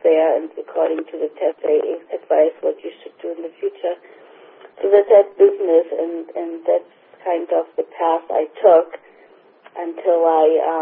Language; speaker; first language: English; non-native, fluent; German